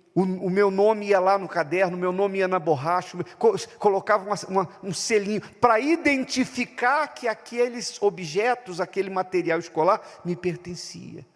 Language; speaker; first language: Portuguese; native; Portuguese